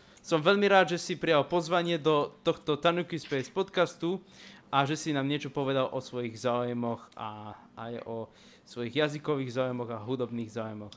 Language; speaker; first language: Slovak; native; Slovak